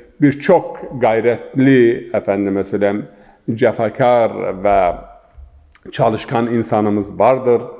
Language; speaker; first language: Turkish; non-native, local second language; Zaza